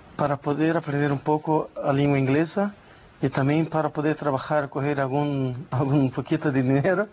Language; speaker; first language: Spanish; non-native, learner; Portuguese